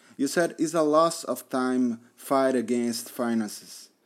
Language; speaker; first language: English; non-native, learner; Portuguese